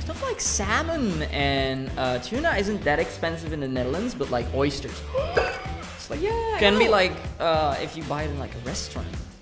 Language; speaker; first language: English; non-native, fluent; Dutch